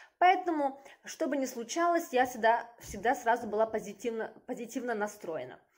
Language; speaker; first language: Russian; native; Russian